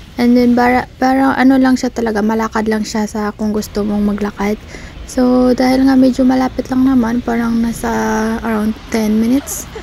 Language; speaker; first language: Filipino; non-native, local second language; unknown